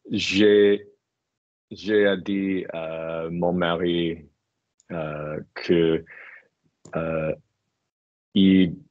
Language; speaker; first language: French; non-native, learner; English